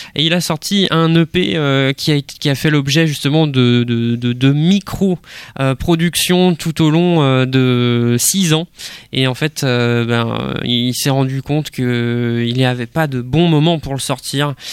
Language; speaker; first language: French; native; French